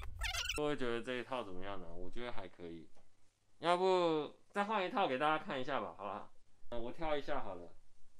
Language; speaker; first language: Chinese; native; Chinese